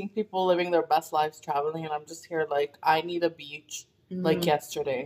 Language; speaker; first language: English; non-native, fluent; Arabic